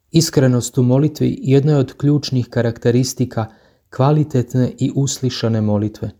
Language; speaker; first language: Croatian; native; Croatian